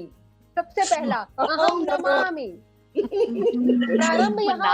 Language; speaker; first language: Hindi; native; Hindi